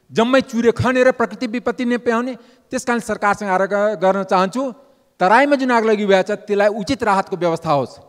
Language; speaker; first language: Nepali; non-native, local second language; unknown